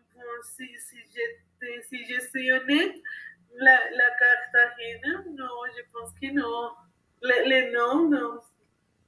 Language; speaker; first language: French; non-native, learner; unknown